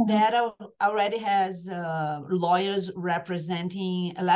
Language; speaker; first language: English; non-native, fluent; Portuguese